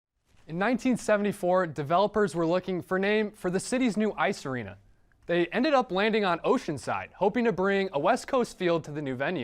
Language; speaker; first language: English; native; English